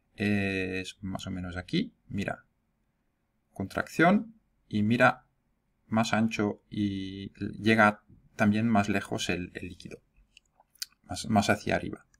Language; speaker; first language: Spanish; non-native, fluent; Dutch